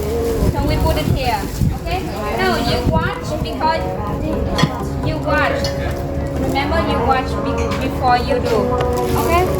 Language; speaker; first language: English; non-native, learner; Vietnamese